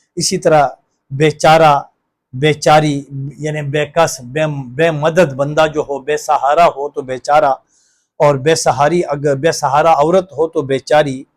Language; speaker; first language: Urdu; non-native, local second language; Pashto